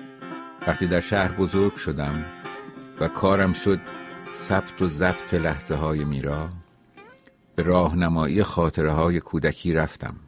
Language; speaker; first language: Persian; native; Persian